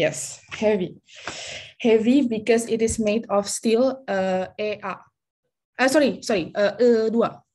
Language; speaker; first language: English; non-native, learner; Indonesian